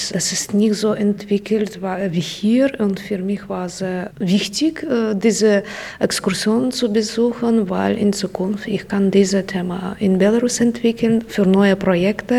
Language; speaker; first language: German; non-native, learner; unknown